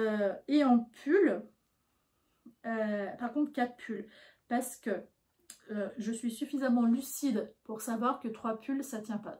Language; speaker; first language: French; native; French